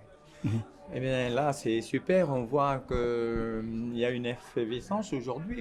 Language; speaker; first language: French; non-native, local second language; Wolof